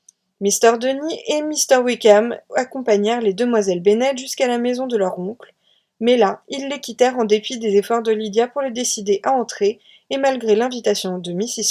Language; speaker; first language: French; native; French